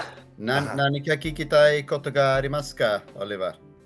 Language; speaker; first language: Japanese; non-native, learner; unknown